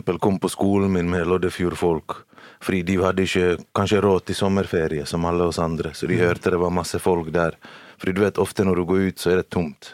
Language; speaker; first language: Norwegian; early bilingual, other home language; Bosnian